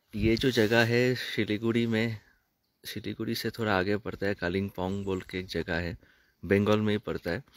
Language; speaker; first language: Hindi; non-native, local second language; Bangla